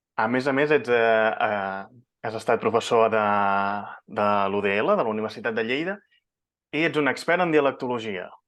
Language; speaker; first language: Catalan; native; Catalan